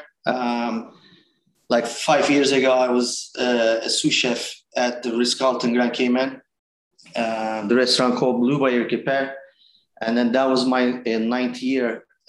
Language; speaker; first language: English; non-native, fluent; Turkish